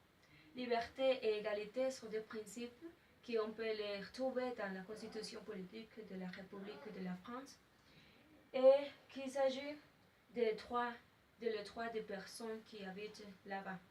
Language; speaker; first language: French; non-native, learner; Spanish